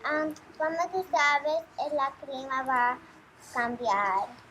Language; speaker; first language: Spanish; non-native, learner; English